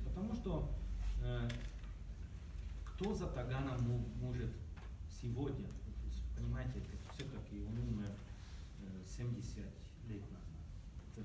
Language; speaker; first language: Russian; non-native, learner; Hungarian